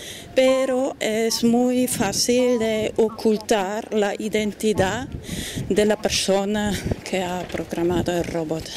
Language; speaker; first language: Spanish; non-native, fluent; German